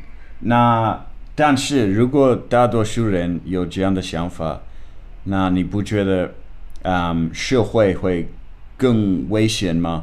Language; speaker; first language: Chinese; non-native, fluent; English